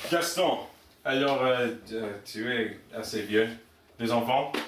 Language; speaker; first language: French; non-native, learner; English